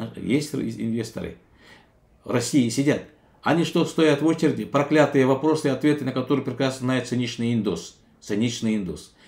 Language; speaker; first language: Russian; non-native, local second language; Kazakh